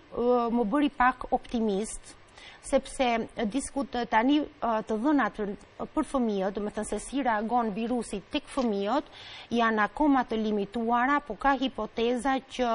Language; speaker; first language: Albanian; native; Albanian